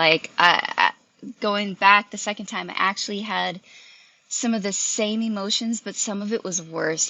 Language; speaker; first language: English; native; English